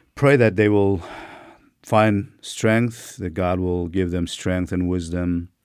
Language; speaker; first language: English; non-native, fluent; Turkmen